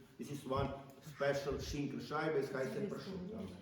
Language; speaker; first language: German; non-native, learner; Croatian